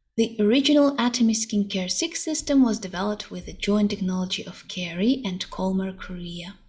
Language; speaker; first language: English; non-native, fluent; Russian